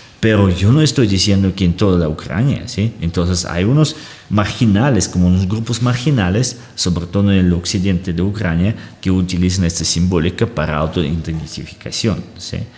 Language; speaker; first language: Spanish; non-native, fluent; Russian